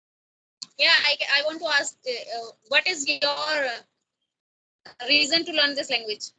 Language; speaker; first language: English; non-native, local second language; Hindi